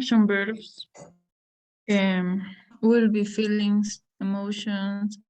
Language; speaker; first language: English; non-native, learner; Spanish